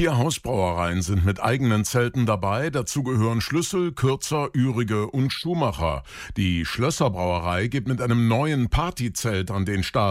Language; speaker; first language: German; native; German